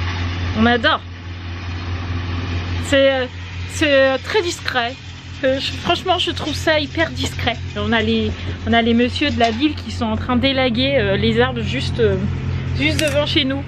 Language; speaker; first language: French; native; French